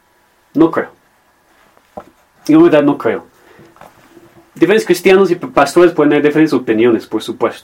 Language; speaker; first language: Spanish; non-native, fluent; English